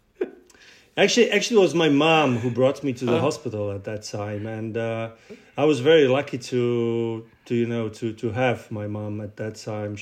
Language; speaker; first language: English; non-native, fluent; Russian